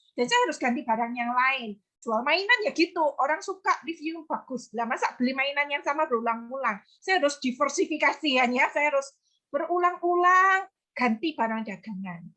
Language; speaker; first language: Indonesian; native; Indonesian